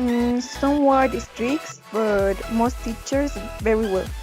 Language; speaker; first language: English; non-native, learner; Spanish